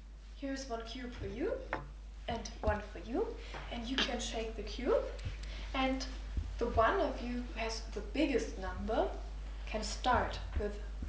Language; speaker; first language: English; non-native, fluent; German